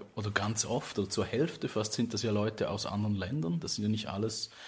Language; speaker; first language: German; native; German